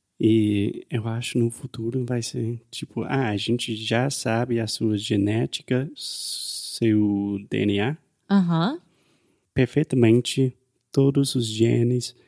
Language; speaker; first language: Portuguese; non-native, fluent; English